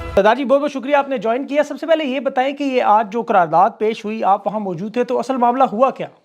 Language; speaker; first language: Urdu; native; Urdu